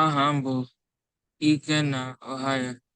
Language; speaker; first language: Igbo; early bilingual, heritage; Igbo